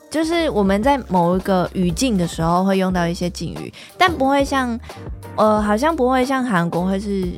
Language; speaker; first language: Chinese; non-native, fluent; Vietnamese